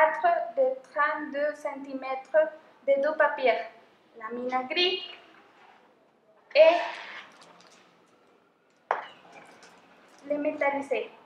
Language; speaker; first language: French; non-native, fluent; Spanish